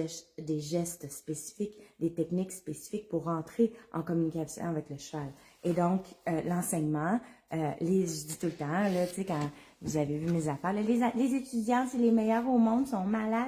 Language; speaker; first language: French; native; French